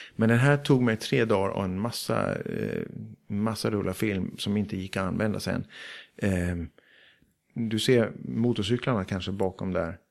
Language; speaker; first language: Swedish; early bilingual, heritage; Swedish